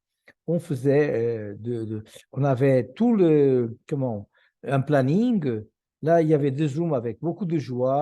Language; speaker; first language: French; non-native, fluent; Portuguese